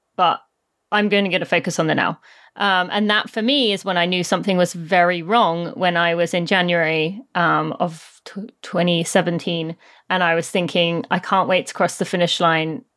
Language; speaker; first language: English; native; English